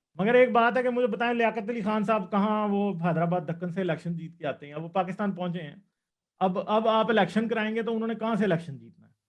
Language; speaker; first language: Urdu; non-native, local second language; Punjabi